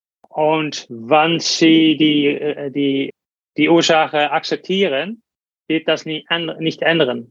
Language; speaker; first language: German; non-native, learner; Dutch